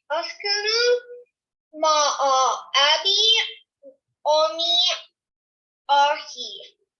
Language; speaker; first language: Arabic; non-native, learner; English